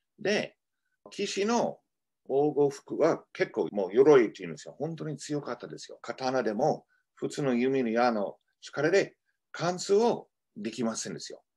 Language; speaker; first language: Japanese; non-native, fluent; English